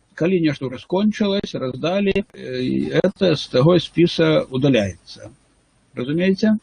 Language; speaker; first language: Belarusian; non-native, local second language; Russian